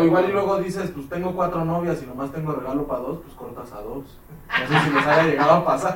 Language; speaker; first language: Spanish; native; Spanish